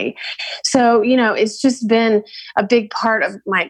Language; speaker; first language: English; native; English